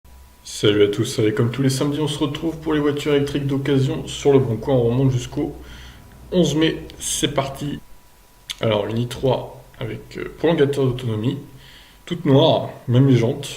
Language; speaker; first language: French; native; French